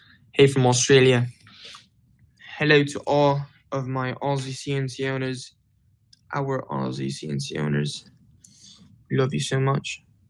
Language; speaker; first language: English; early bilingual, other home language; Spanish